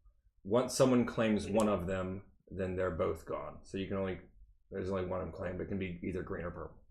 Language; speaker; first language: English; native; English